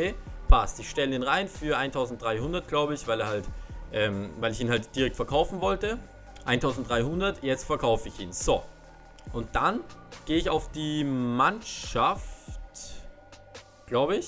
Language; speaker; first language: German; native; German